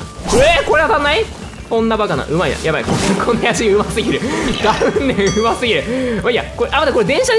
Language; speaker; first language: Japanese; native; Japanese